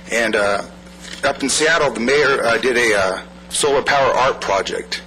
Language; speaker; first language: English; native; English